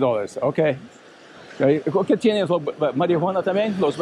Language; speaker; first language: Spanish; non-native, learner; English